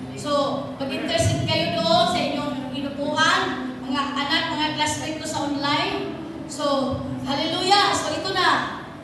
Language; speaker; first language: Filipino; non-native, local second language; Cebuano